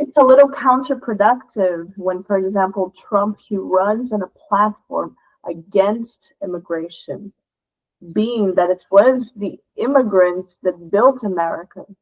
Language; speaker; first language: English; non-native, fluent; Portuguese